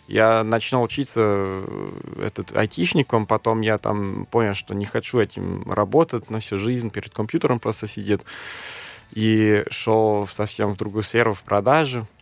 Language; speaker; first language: Russian; non-native, fluent; German